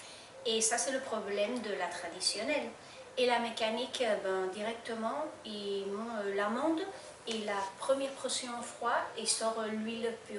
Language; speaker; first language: French; non-native, fluent; Spanish